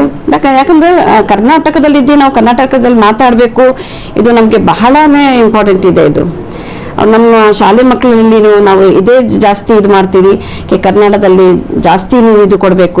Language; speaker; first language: Kannada; non-native, local second language; Urdu